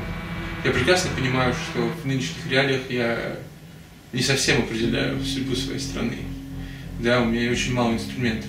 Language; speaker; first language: Russian; native; Russian